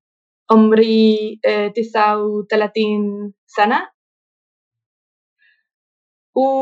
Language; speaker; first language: Arabic; non-native, learner; Spanish